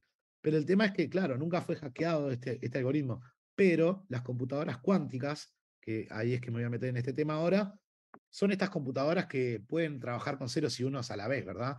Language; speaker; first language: Spanish; native; Spanish